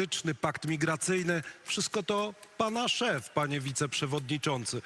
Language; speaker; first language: Polish; native; Polish